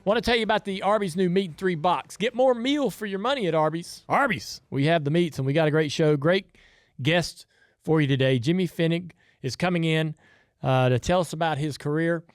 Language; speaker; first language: English; native; English